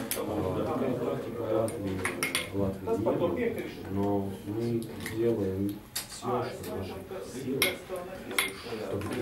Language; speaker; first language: Russian; non-native, local second language; Latvian